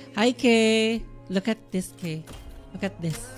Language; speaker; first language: English; non-native, local second language; Filipino